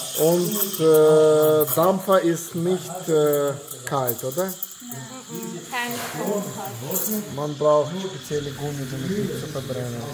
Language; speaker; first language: German; non-native, fluent; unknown